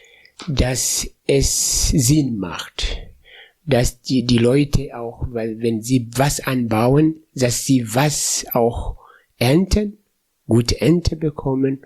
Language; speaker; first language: German; non-native, fluent; Swahili